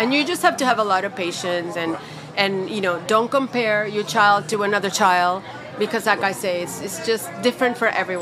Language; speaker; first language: English; non-native, local second language; Spanish